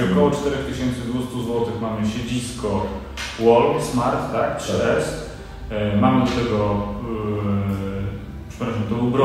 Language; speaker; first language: Polish; native; Polish